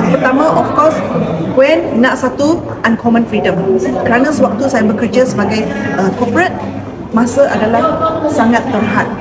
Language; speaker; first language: Malay; non-native, local second language; Chinese